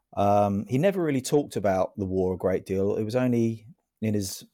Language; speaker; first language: English; native; English